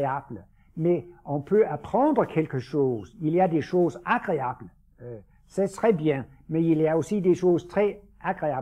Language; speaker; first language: French; non-native, fluent; Danish